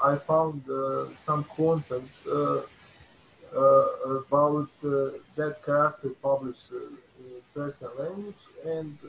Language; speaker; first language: English; non-native, learner; Bosnian